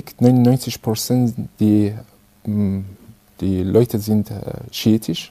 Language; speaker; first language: German; non-native, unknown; Persian